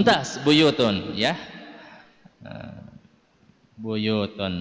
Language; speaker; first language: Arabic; non-native, fluent; Indonesian